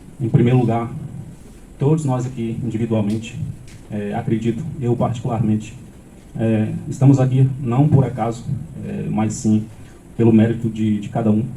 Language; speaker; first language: Portuguese; non-native, local second language; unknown